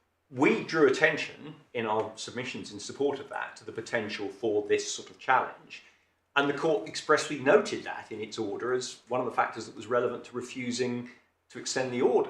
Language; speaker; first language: English; native; English